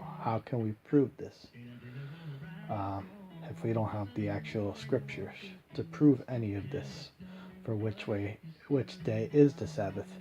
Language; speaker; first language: English; native; English